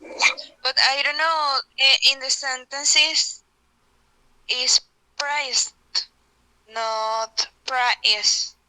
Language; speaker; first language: English; non-native, learner; Spanish